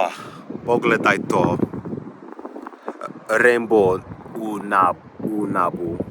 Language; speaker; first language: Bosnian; non-native, learner; English